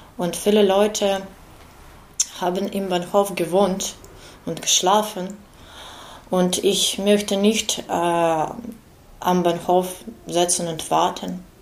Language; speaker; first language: German; non-native, learner; Ukrainian